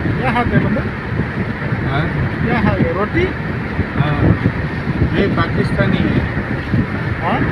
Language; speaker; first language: Hindi; non-native, learner; Nepali